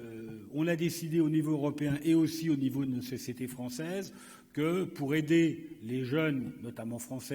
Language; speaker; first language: French; native; French